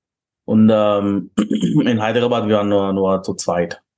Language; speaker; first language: German; non-native, fluent; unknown